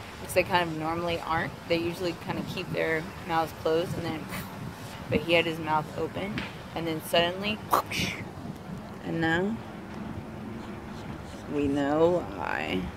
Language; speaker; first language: English; native; English